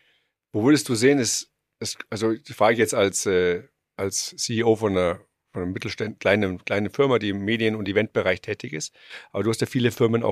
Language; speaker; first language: German; native; German